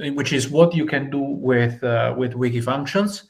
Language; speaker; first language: English; non-native, fluent; Italian